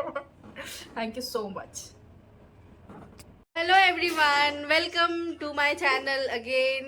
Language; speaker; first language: Hindi; native; Hindi